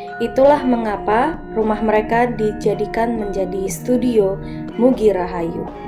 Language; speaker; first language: Indonesian; native; Indonesian